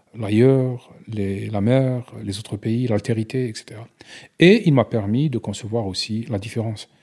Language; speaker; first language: French; non-native, local second language; Arabic